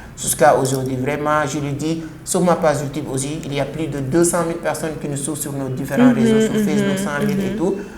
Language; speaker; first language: French; non-native, local second language; Wolof